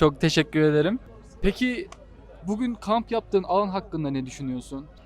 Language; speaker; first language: Turkish; native; Turkish